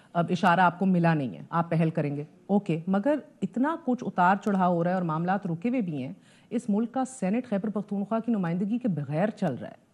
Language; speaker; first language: Urdu; native; Urdu